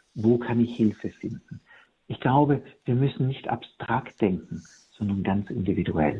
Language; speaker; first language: German; native; German